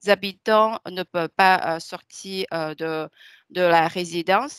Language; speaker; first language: French; non-native, fluent; Chinese